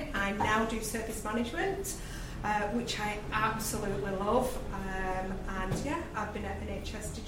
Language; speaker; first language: English; native; English